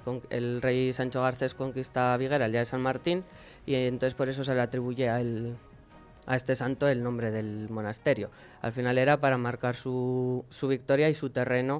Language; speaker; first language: Spanish; native; Spanish